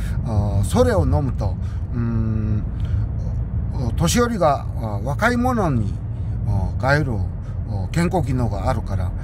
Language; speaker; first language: Japanese; non-native, learner; Korean